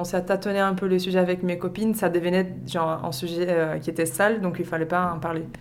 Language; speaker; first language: French; non-native, fluent; Portuguese